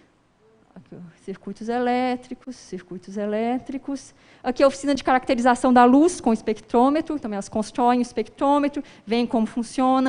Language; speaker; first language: Portuguese; native; Portuguese